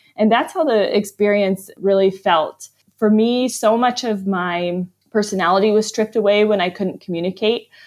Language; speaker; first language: English; native; English